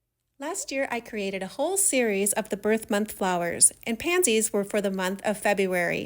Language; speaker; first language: English; native; English